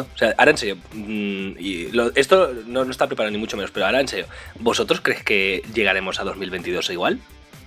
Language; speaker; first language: Spanish; native; Spanish